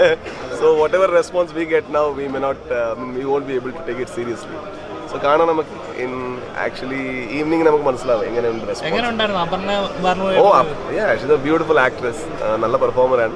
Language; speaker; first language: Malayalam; non-native, learner; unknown